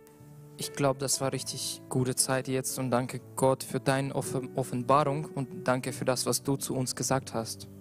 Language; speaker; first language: German; non-native, learner; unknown